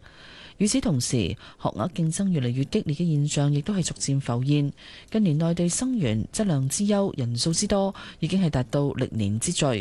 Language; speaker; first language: Cantonese; native; Cantonese